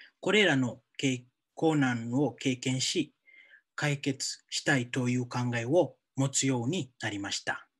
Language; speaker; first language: Japanese; non-native, fluent; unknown